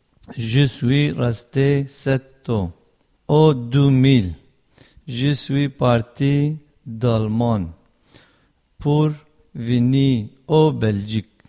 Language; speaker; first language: French; non-native, learner; Kurdish